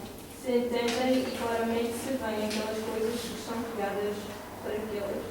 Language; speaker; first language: Portuguese; native; Portuguese